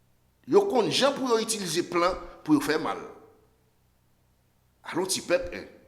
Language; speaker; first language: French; non-native, local second language; Haitian Creole